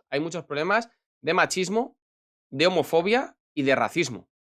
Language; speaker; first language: Spanish; native; Spanish